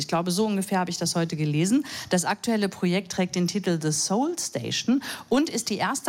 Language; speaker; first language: German; native; German